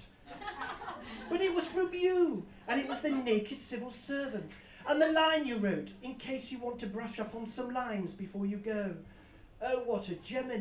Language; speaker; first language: English; native; English